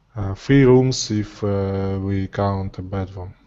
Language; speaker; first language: English; non-native, learner; Russian